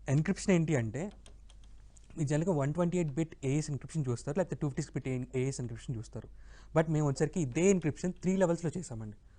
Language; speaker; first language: Telugu; native; Telugu